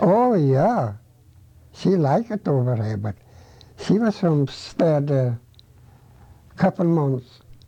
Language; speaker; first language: English; non-native, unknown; Swedish